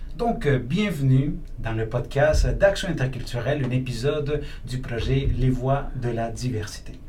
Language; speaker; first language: French; non-native, fluent; Spanish